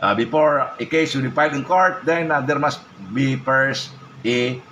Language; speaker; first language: English; non-native, local second language; Cebuano